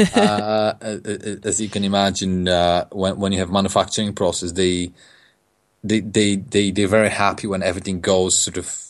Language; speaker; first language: English; non-native, fluent; Polish